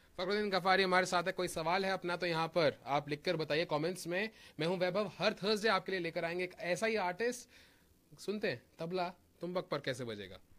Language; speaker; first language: Hindi; native; Hindi